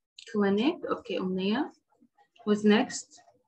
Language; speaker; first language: English; non-native, fluent; Arabic